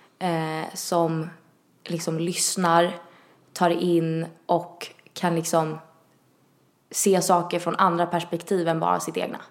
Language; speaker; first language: Swedish; early bilingual, other home language; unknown